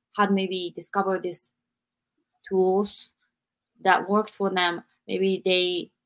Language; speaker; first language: English; non-native, fluent; Japanese